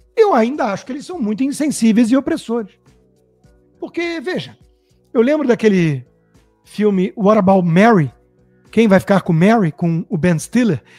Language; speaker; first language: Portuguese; native; Portuguese